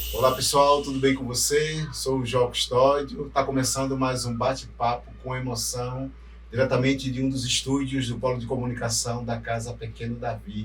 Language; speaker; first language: Portuguese; native; Portuguese